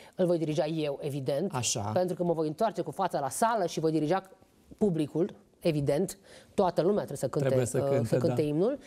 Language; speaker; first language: Romanian; native; Romanian